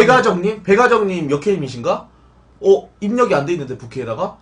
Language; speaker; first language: Korean; native; Korean